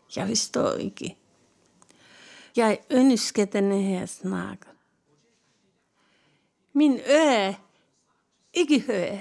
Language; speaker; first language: Danish; non-native, learner; Turkish